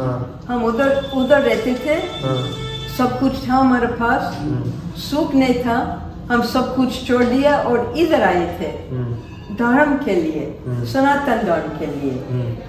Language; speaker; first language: Hindi; non-native, fluent; English